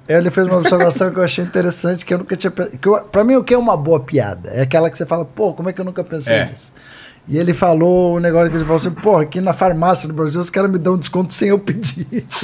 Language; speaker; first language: Portuguese; native; Portuguese